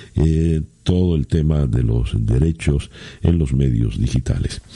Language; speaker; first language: Spanish; native; Spanish